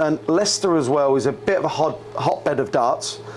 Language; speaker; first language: English; native; English